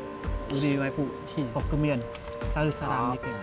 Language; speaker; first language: Korean; non-native, learner; Vietnamese